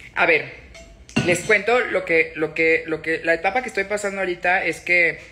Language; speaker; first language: Spanish; native; Spanish